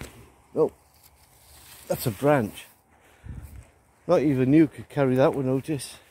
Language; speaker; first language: English; native; English